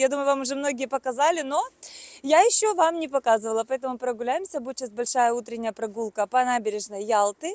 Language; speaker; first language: Russian; native; Russian